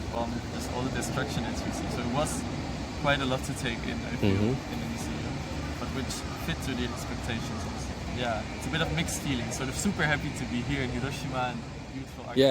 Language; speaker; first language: English; non-native, fluent; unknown